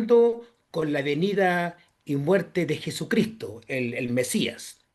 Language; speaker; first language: Spanish; native; Spanish